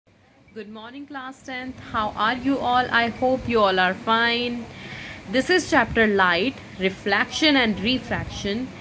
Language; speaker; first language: English; non-native, local second language; Hindi